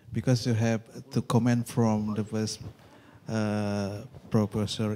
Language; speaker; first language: English; non-native, local second language; Indonesian